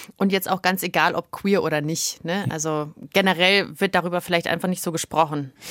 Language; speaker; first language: German; native; German